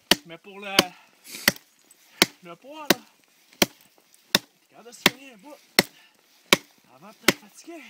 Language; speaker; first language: French; native; French